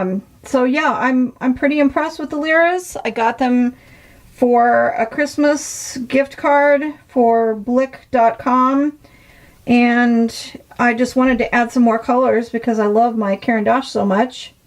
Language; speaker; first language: English; native; English